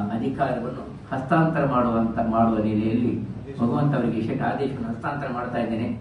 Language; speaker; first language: Kannada; non-native, local second language; Tulu